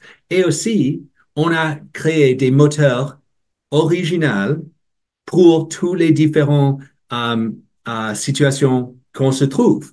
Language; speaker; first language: French; non-native, learner; English